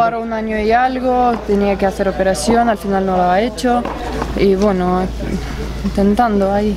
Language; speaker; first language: Spanish; non-native, fluent; Russian